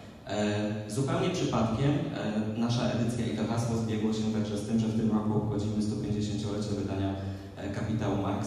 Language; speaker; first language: Polish; native; Polish